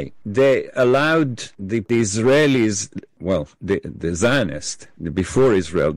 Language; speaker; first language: English; non-native, fluent; Hebrew